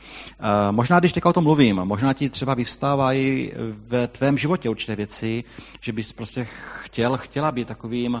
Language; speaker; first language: Czech; native; Czech